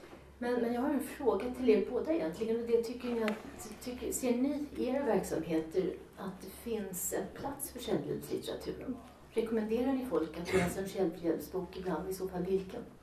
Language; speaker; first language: Swedish; native; Swedish